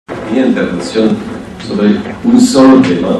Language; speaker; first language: Spanish; non-native, fluent; French